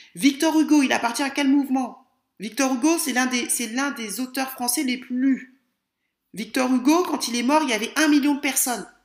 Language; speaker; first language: French; native; French